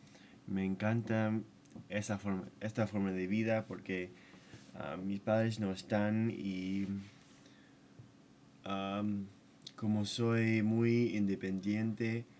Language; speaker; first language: Spanish; non-native, fluent; English